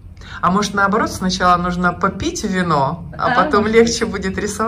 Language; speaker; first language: Russian; native; Russian